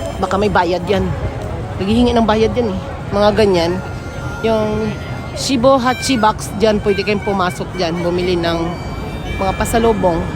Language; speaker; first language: Filipino; native; Filipino